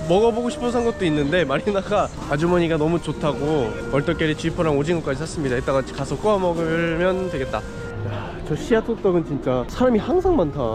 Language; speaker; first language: Korean; native; Korean